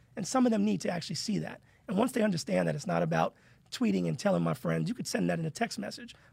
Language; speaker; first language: English; native; English